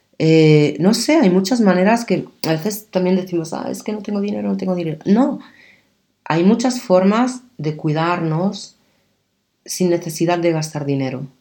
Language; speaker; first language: Spanish; early bilingual, other home language; Arabic